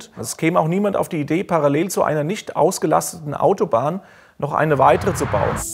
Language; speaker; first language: German; native; German